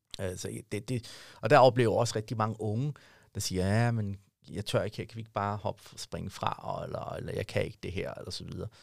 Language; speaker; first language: Danish; early bilingual, other home language; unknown